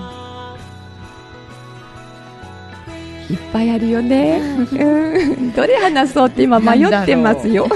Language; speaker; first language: Japanese; native; Japanese